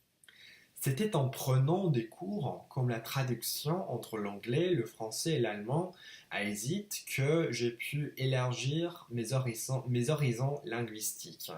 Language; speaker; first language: French; non-native, fluent; English